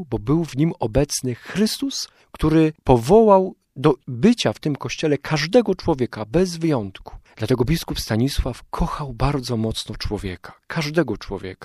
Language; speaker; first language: Polish; native; Polish